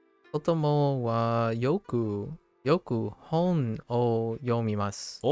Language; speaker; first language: Japanese; non-native, learner; English